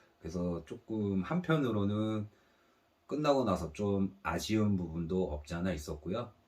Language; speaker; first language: Korean; native; Korean